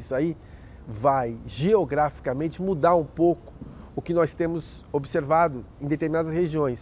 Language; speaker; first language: Portuguese; native; Portuguese